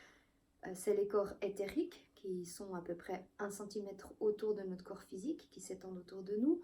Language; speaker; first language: French; native; French